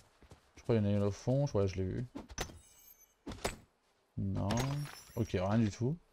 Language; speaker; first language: French; native; French